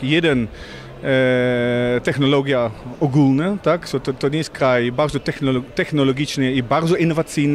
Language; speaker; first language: Polish; non-native, fluent; Dutch